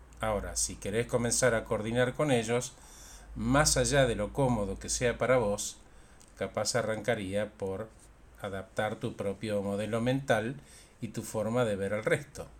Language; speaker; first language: Spanish; native; Spanish